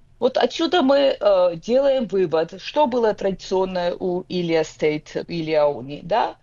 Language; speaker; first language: Russian; non-native, local second language; Georgian